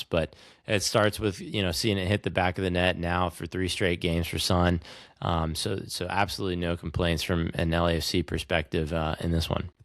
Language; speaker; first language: English; native; English